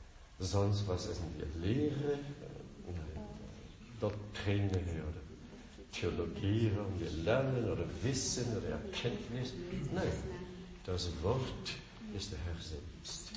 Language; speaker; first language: German; non-native, fluent; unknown